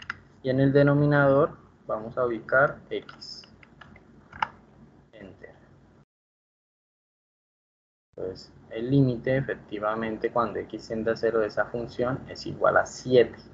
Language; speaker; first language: Spanish; native; Spanish